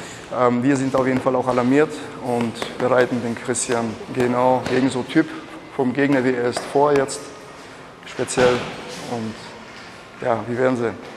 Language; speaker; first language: German; native; German